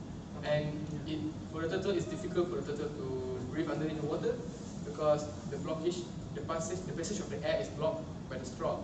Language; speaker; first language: English; non-native, local second language; Malay